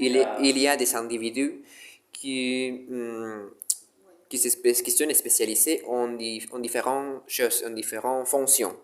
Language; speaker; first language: French; non-native, learner; Spanish